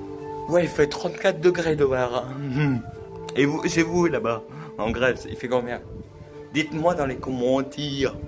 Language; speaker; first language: French; native; French